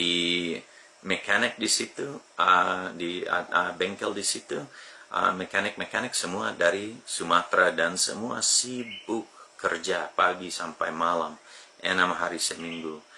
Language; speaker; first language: Indonesian; non-native, fluent; English